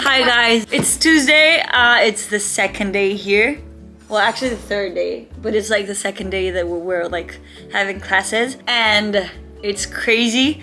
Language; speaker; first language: English; non-native, fluent; Spanish